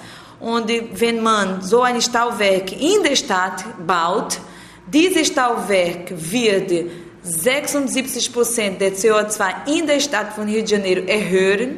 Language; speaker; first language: German; non-native, learner; Portuguese